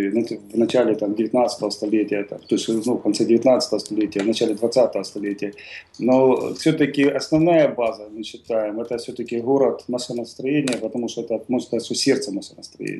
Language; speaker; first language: Russian; native; Russian